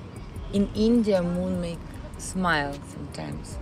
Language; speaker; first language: English; non-native, learner; Russian